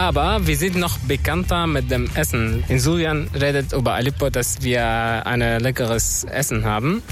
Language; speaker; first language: German; non-native, fluent; Arabic